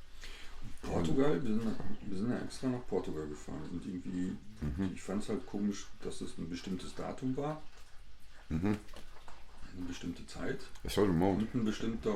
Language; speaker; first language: German; native; German